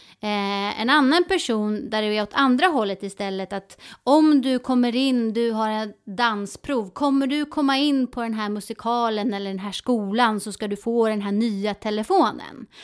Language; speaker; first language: Swedish; non-native, fluent; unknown